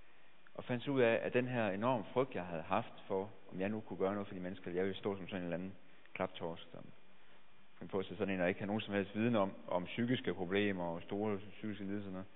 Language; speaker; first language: Danish; native; Danish